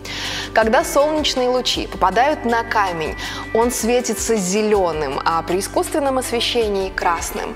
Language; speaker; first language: Russian; native; Russian